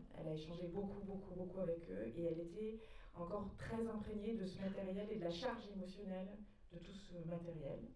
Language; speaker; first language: French; native; French